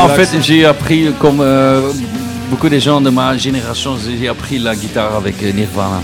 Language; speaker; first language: French; non-native, local second language; Dutch